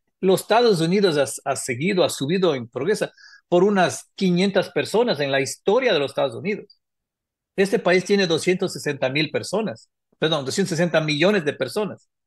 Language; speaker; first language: Spanish; native; Spanish